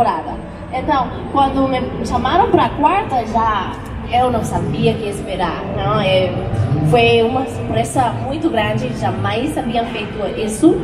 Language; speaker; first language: Portuguese; non-native, learner; English